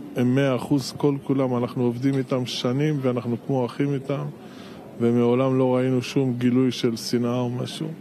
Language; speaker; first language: Hebrew; native; Hebrew